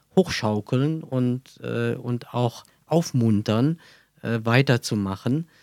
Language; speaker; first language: German; native; German